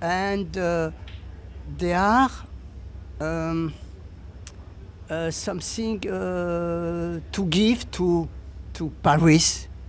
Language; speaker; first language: English; non-native, learner; French